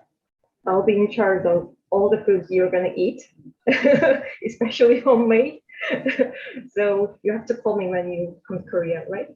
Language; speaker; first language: English; non-native, fluent; Korean